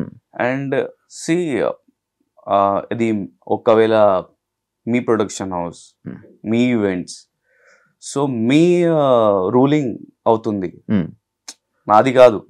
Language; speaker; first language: Telugu; non-native, local second language; Hindi